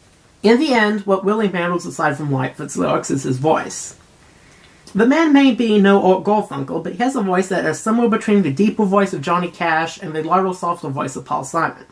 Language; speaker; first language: English; native; English